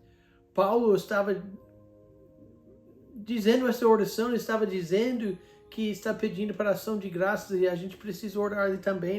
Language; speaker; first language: Portuguese; non-native, fluent; English